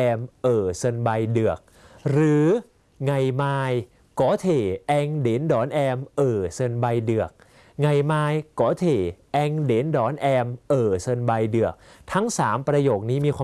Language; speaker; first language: Thai; native; Thai